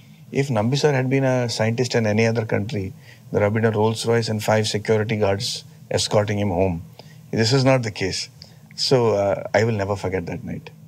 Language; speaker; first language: English; non-native, local second language; Tamil